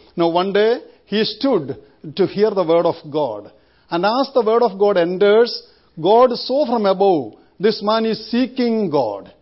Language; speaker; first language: English; non-native, local second language; Malayalam